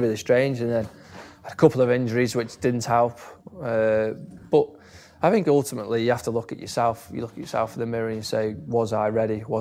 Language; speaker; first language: English; native; English